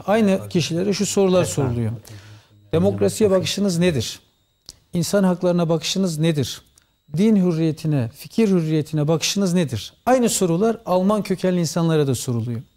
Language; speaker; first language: Turkish; early bilingual, heritage; Turkish